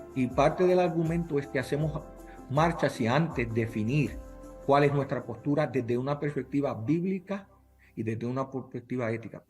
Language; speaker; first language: Spanish; early bilingual, heritage; English